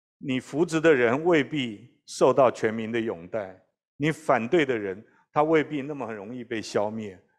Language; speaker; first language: Chinese; native; Chinese